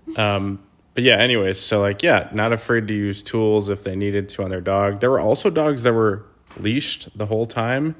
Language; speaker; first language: English; native; English